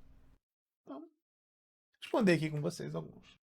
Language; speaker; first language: Portuguese; native; Portuguese